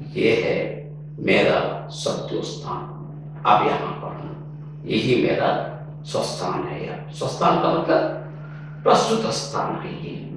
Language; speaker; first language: Hindi; non-native, local second language; Telugu